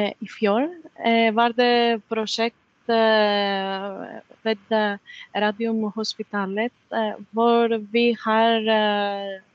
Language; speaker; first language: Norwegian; non-native, fluent; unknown